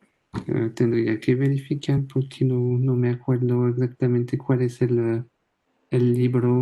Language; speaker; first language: Spanish; non-native, fluent; French